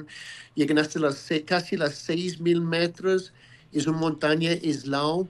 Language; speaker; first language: Spanish; non-native, fluent; English